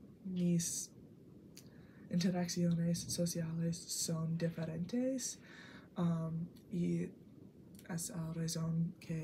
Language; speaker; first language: Spanish; non-native, learner; English